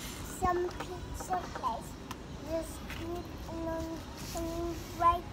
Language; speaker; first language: English; non-native, local second language; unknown